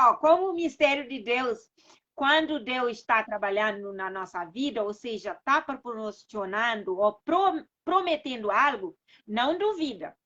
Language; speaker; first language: Portuguese; non-native, local second language; Kabuverdianu